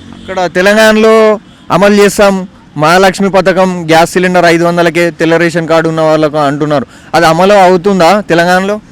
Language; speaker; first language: Telugu; native; Telugu